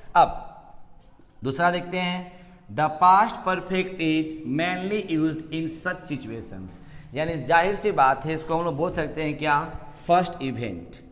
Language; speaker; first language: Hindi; native; Hindi